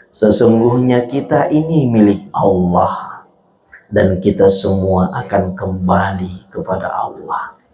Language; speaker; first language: Indonesian; non-native, local second language; Buginese